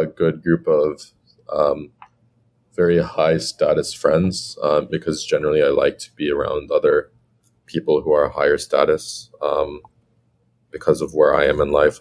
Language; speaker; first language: English; native; English